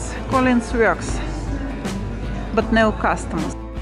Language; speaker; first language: English; non-native, fluent; Russian